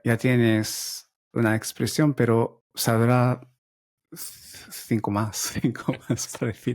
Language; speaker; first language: Spanish; non-native, fluent; Japanese